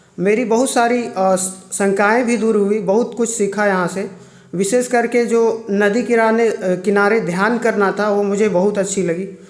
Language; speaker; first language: Hindi; native; Hindi